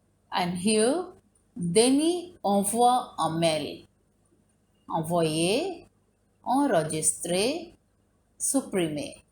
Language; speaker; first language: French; non-native, fluent; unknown